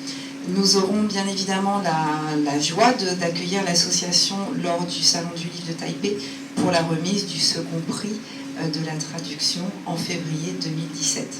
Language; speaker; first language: French; native; French